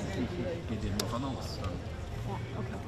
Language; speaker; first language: German; native; German